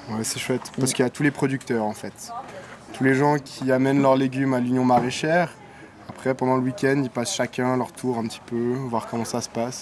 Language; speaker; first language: French; native; French